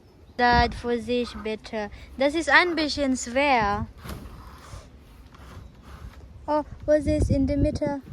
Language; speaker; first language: German; non-native, learner; Filipino